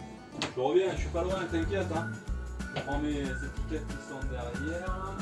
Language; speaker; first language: French; native; French